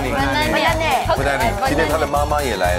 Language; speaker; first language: Chinese; native; Chinese